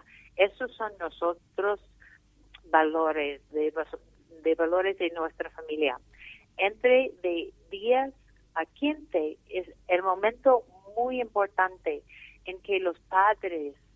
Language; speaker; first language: Spanish; non-native, fluent; English